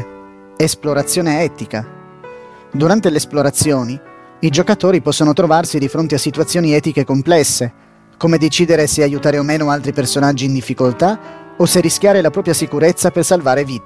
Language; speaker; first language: Italian; native; Italian